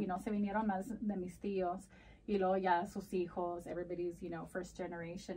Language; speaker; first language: Spanish; early bilingual, heritage; Spanish